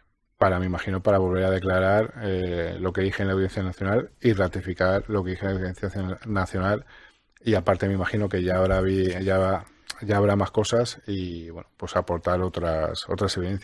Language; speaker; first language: Spanish; native; Spanish